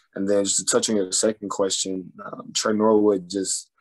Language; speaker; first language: English; native; English